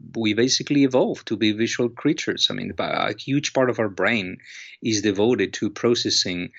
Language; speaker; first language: English; non-native, fluent; Spanish